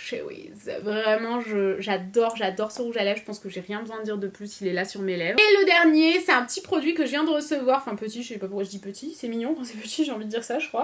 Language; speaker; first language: French; native; French